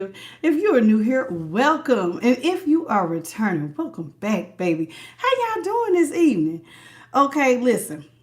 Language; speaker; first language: English; native; English